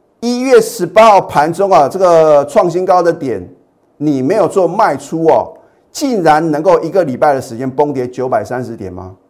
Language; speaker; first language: Chinese; native; Chinese